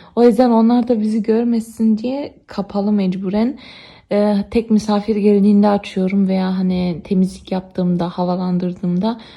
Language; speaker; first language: Turkish; early bilingual, heritage; Turkish